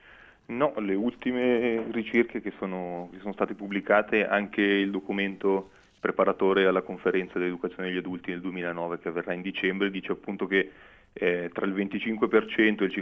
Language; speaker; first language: Italian; native; Italian